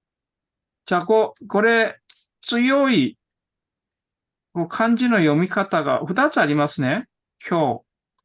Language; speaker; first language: Japanese; non-native, fluent; Korean